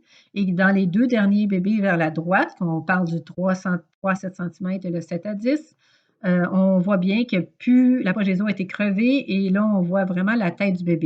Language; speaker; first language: French; native; French